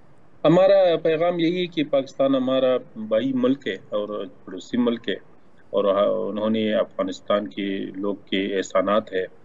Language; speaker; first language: Hindi; non-native, learner; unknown